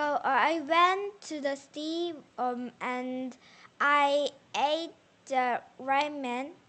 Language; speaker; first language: English; non-native, learner; Korean